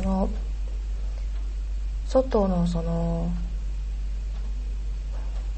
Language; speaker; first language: Japanese; non-native, learner; Chinese